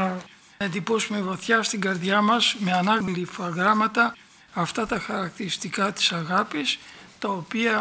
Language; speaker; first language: Greek; native; Greek